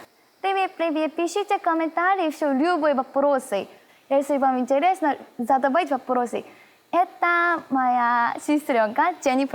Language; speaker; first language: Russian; non-native, fluent; Korean